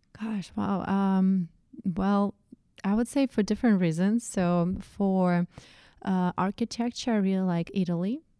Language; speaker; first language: English; non-native, fluent; Russian